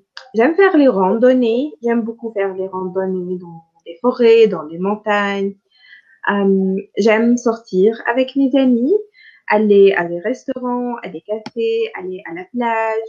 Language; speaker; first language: French; non-native, local second language; Arabic